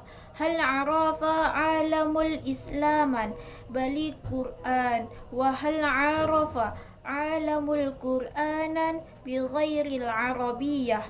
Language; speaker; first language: Arabic; non-native, learner; Indonesian